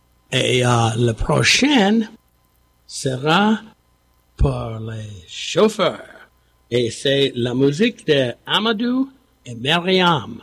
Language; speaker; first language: French; non-native, learner; English